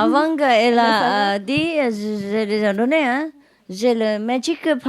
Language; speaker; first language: French; non-native, learner; Vietnamese